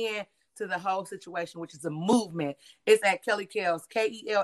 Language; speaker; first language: English; native; English